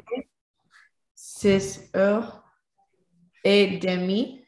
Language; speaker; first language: French; non-native, learner; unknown